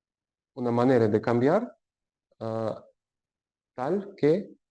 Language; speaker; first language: Spanish; non-native, learner; Russian